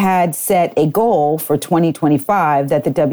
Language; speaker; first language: English; native; English